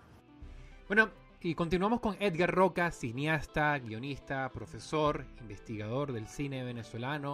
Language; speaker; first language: Spanish; native; Spanish